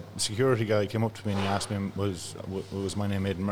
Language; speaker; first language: English; native; English